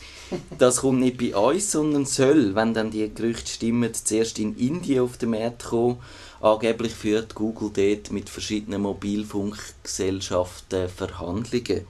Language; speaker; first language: German; native; German